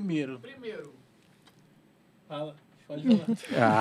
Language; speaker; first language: Portuguese; native; Portuguese